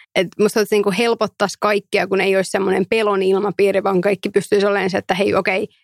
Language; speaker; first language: Finnish; early bilingual, other home language; Somali